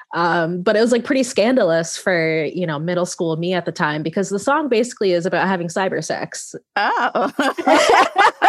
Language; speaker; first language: English; native; English